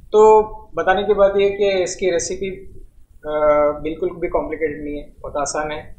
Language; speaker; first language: Hindi; non-native, local second language; Marathi